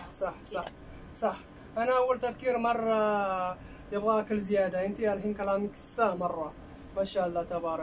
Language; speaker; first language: Arabic; non-native, learner; Amharic